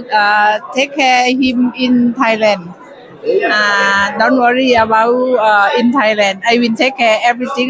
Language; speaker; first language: English; non-native, learner; Thai